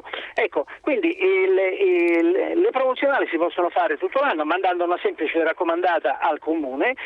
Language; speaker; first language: Italian; native; Italian